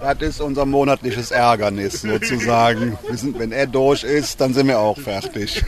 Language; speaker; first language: German; native; German